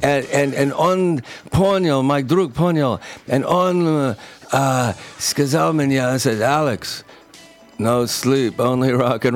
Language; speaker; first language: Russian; non-native, learner; English